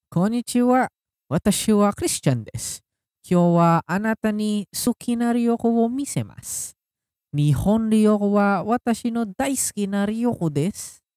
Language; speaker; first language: Japanese; non-native, learner; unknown